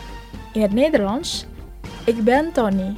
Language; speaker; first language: Dutch; non-native, fluent; Indonesian